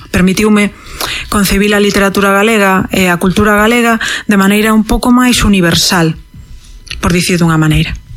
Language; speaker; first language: Galician; non-native, local second language; Spanish